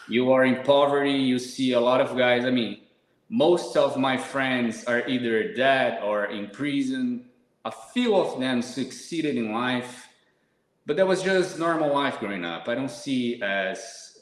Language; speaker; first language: English; non-native, fluent; Portuguese